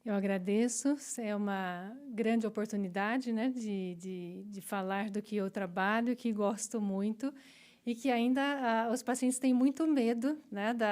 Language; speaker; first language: Portuguese; native; Portuguese